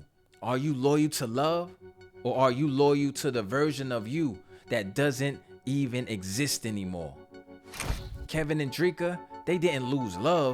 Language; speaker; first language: English; native; English